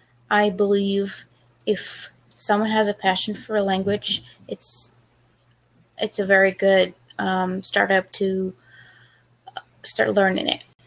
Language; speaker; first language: English; non-native, fluent; Russian